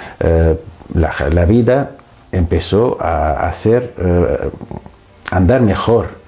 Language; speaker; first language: Spanish; non-native, fluent; Arabic